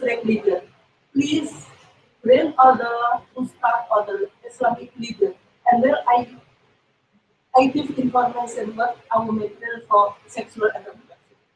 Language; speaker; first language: English; non-native, learner; Indonesian